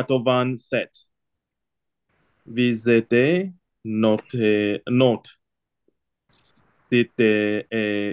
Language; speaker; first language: French; non-native, learner; Chinese